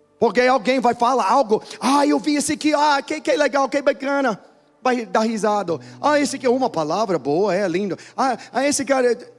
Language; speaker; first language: Portuguese; non-native, learner; English